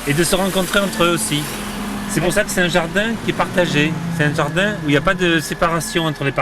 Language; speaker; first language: French; native; French